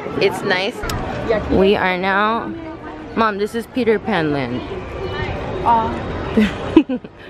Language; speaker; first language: English; early bilingual, other home language; Spanish